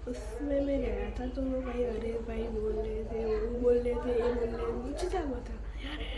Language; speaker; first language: Hindi; non-native, local second language; Gujarati